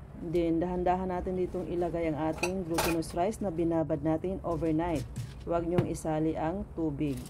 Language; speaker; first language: Filipino; non-native, local second language; Cebuano